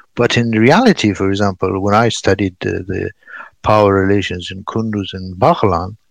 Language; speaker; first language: English; non-native, fluent; Pashto